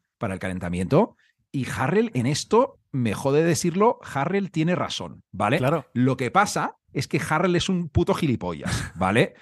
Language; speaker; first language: Spanish; native; Spanish